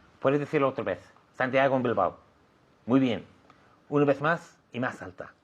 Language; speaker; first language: Spanish; non-native, fluent; English